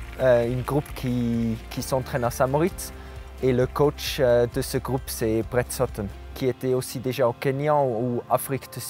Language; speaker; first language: French; non-native, local second language; German